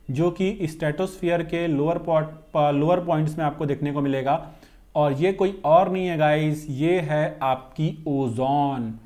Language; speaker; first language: Hindi; native; Hindi